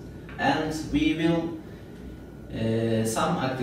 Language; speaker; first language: English; non-native, learner; Turkish